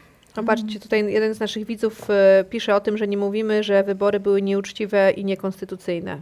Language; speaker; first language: Polish; native; Polish